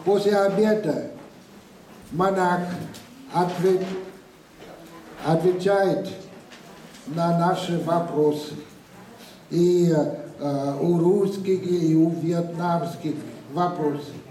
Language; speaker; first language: Russian; non-native, fluent; Vietnamese